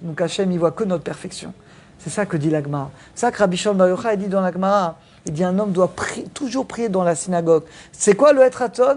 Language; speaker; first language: French; native; French